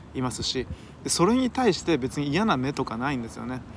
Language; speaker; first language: Japanese; native; Japanese